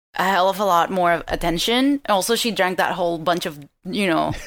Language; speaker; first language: English; non-native, fluent; Spanish